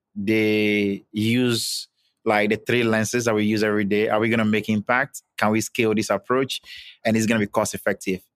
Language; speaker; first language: English; non-native, local second language; Ewe